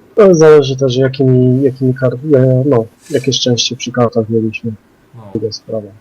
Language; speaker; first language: Polish; native; Polish